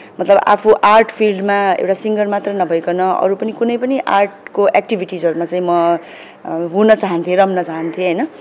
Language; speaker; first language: Nepali; native; Nepali